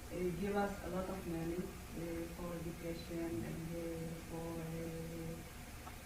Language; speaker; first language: English; non-native, learner; Amharic